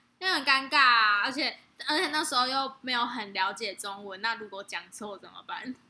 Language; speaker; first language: Chinese; native; Chinese